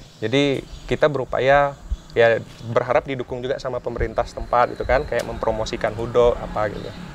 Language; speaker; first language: Indonesian; native; Indonesian